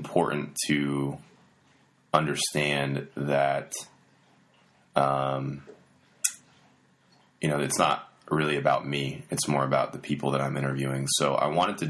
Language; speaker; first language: English; native; English